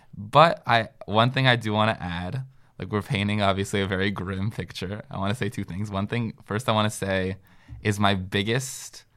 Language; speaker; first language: English; native; English